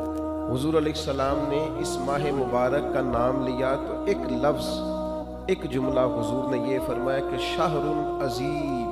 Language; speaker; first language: Urdu; native; Urdu